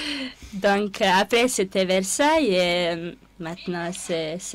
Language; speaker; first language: French; non-native, fluent; Serbian